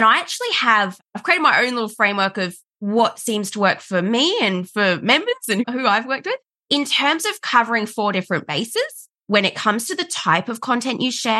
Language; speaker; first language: English; native; English